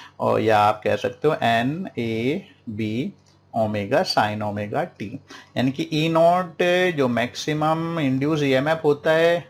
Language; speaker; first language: Hindi; native; Hindi